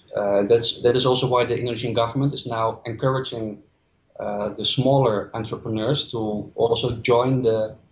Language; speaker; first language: English; non-native, fluent; Dutch